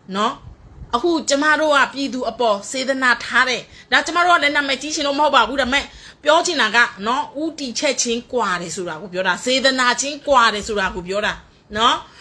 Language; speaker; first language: Burmese; non-native, local second language; S'gaw Karen